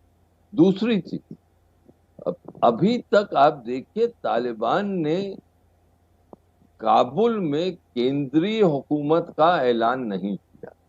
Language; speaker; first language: Hindi; native; Hindi